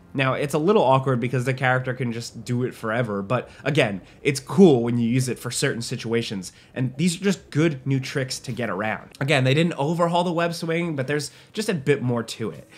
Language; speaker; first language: English; native; English